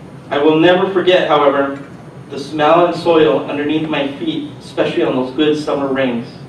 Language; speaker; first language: English; early bilingual, other home language; Spanish